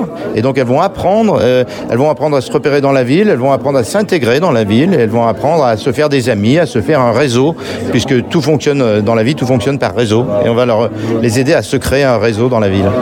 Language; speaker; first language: French; native; French